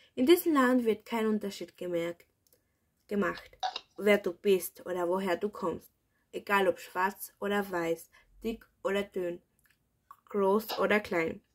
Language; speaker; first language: German; early bilingual, other home language; Spanish